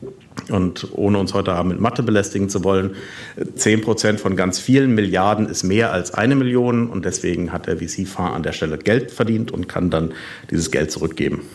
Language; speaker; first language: German; native; German